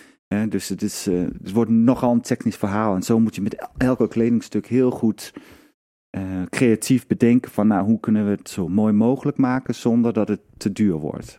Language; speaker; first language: Dutch; non-native, fluent; Danish